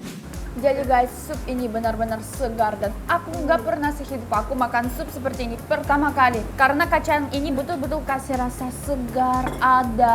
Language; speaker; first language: Indonesian; non-native, fluent; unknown